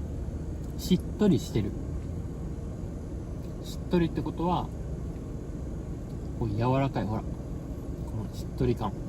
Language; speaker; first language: Japanese; native; Japanese